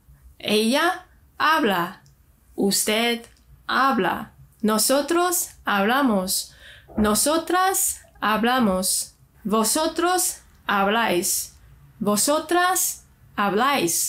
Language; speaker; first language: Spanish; non-native, fluent; Chinese